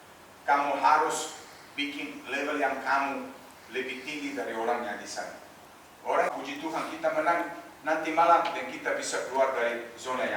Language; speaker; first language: Indonesian; non-native, fluent; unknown